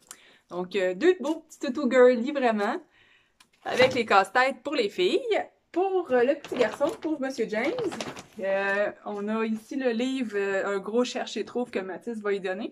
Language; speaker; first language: French; native; French